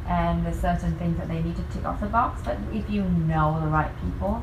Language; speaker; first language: English; non-native, fluent; Vietnamese